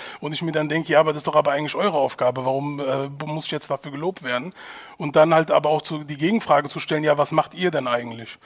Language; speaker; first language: German; native; German